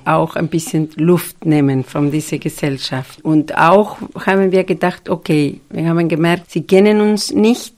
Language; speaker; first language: German; non-native, fluent; Spanish